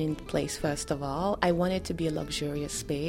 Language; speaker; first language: English; non-native, fluent; French